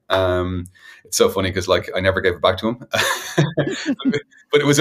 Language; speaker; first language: English; native; English